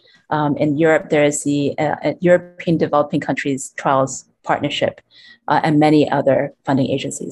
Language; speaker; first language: English; non-native, local second language; Cantonese